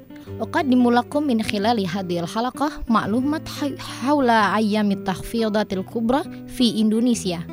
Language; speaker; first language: Arabic; non-native, fluent; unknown